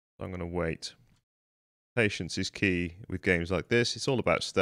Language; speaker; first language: English; native; English